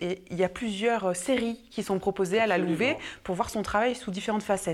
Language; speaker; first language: French; native; French